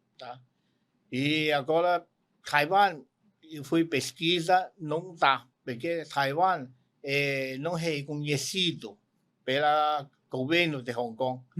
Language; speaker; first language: Portuguese; non-native, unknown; Cantonese